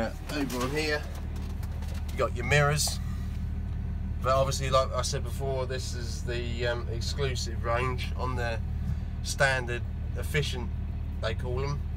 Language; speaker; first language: English; native; English